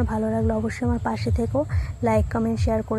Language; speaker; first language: Bangla; native; Bangla